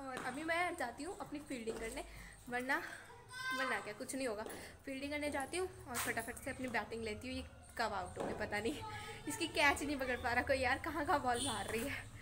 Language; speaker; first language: Hindi; native; Hindi